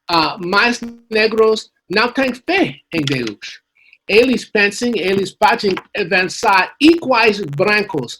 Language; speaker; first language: Portuguese; non-native, learner; English